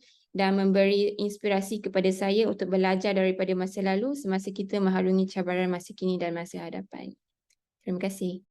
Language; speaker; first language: Malay; native; Malay